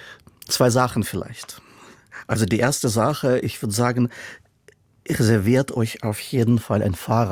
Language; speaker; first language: German; non-native, fluent; Russian